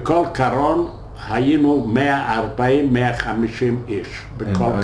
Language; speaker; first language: Hebrew; non-native, fluent; Yiddish